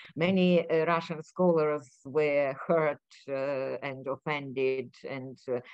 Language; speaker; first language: English; non-native, fluent; Ukrainian